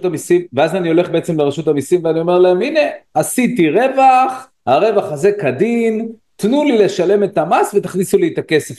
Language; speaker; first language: Hebrew; native; Hebrew